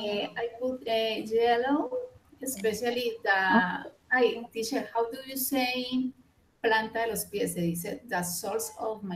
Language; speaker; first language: English; non-native, learner; Spanish